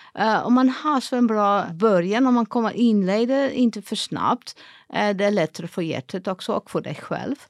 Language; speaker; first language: Swedish; non-native, fluent; Dutch